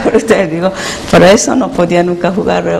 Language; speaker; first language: Spanish; non-native, learner; Korean